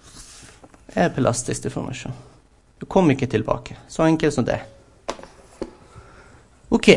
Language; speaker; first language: Norwegian; non-native, fluent; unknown